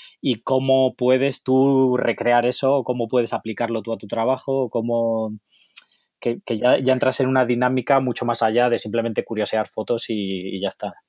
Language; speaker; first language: Spanish; native; Spanish